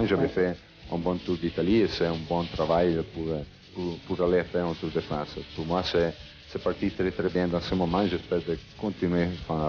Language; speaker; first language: French; non-native, learner; Italian